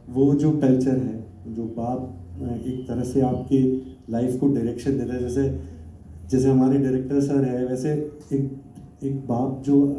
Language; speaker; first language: Hindi; non-native, local second language; Gujarati